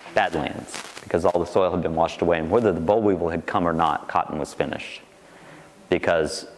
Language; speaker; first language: English; native; English